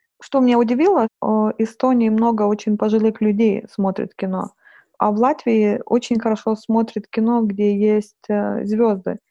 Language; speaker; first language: Russian; non-native, fluent; Lithuanian